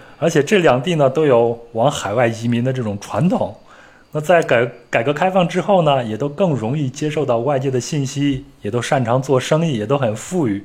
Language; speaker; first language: Chinese; native; Chinese